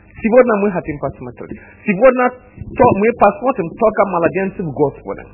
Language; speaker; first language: Russian; non-native, fluent; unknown